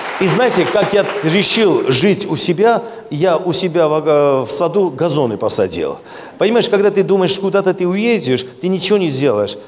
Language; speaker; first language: Russian; non-native, local second language; Armenian